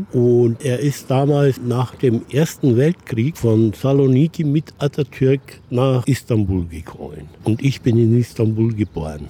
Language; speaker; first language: German; non-native, fluent; Turkish